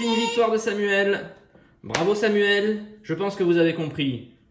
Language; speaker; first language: French; native; French